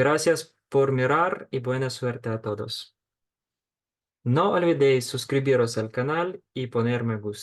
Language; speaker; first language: Spanish; non-native, fluent; Ukrainian